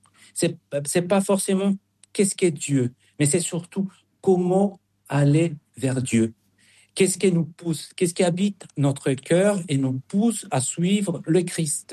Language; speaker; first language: French; non-native, fluent; Spanish